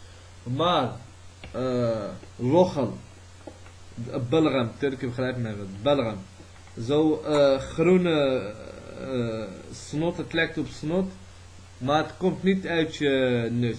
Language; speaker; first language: Dutch; early bilingual, other home language; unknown